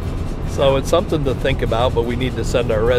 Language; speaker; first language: English; native; English